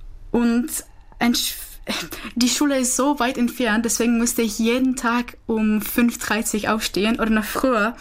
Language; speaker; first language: German; non-native, fluent; Czech